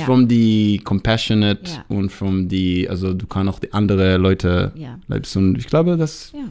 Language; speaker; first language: German; non-native, learner; Hebrew